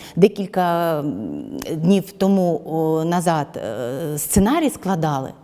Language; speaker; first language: Ukrainian; native; Ukrainian